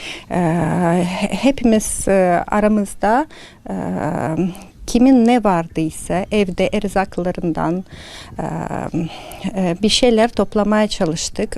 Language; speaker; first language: Turkish; non-native, fluent; Ukrainian